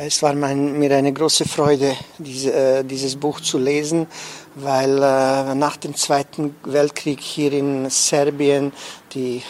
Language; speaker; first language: German; non-native, local second language; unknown